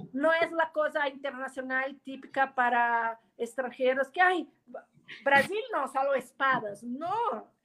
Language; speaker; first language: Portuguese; non-native, learner; Spanish